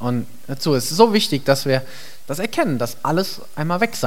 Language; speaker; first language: German; native; German